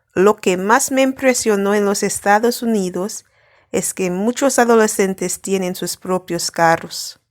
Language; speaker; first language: Spanish; non-native, fluent; English